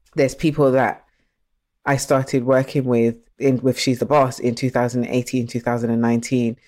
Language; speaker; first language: English; native; English